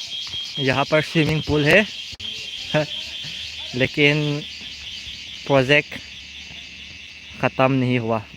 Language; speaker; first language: Hindi; non-native, local second language; Thado Chin